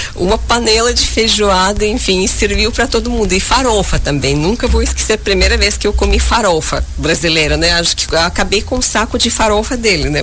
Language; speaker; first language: Portuguese; non-native, fluent; Russian